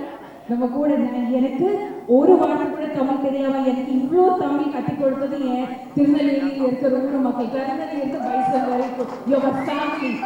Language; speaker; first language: Tamil; non-native, learner; Malayalam